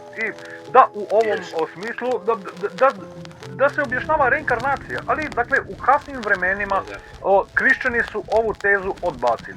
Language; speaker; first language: Croatian; native; Croatian